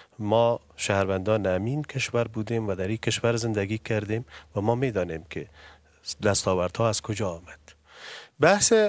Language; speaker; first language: Persian; native; Persian